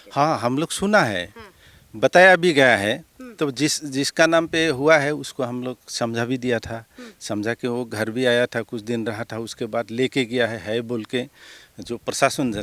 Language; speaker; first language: Hindi; non-native, local second language; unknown